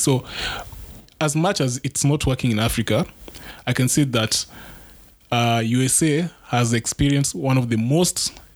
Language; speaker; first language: English; non-native, local second language; Luo (Kenya and Tanzania)